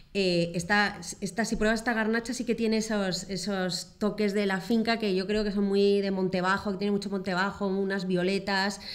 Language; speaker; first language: Spanish; native; Spanish